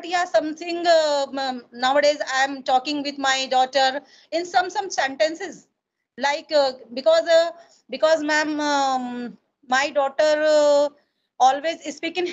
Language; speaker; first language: English; non-native, learner; Hindi